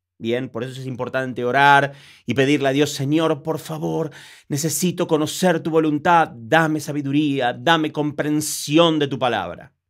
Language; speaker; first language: Spanish; native; Spanish